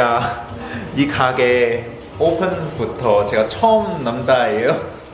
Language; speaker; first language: Korean; non-native, fluent; Cantonese